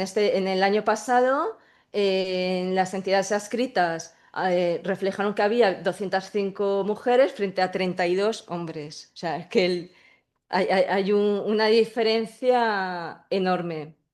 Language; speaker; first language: Spanish; native; Spanish